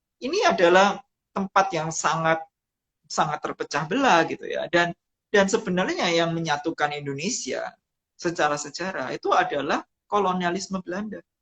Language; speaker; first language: Indonesian; non-native, local second language; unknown